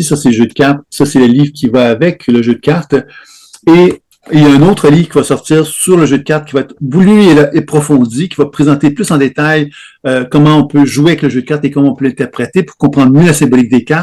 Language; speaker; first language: French; native; French